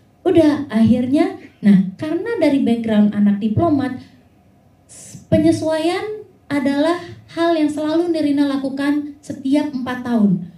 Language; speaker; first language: Indonesian; early bilingual, heritage; Indonesian